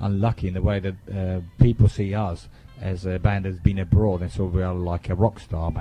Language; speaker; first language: English; non-native, fluent; Italian